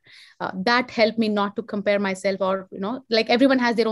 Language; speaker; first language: English; non-native, local second language; Telugu